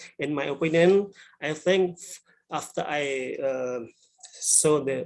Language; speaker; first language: English; non-native, learner; Indonesian